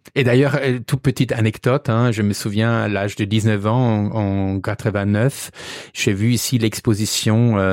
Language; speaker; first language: French; non-native, fluent; German